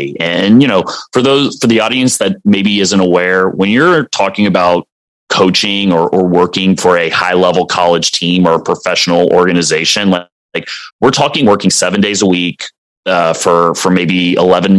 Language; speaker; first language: English; native; English